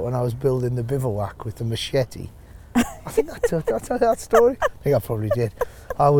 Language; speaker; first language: English; native; English